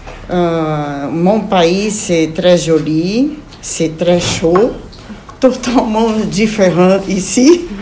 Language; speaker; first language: French; non-native, learner; Portuguese